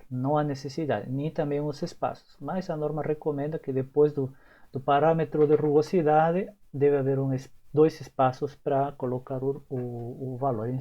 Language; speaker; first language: Portuguese; native; Portuguese